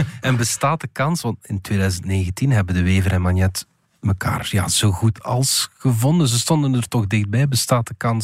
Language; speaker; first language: Dutch; native; Dutch